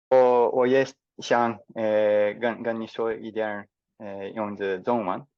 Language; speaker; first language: Chinese; non-native, fluent; English